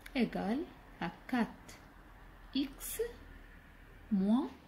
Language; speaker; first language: French; non-native, local second language; Arabic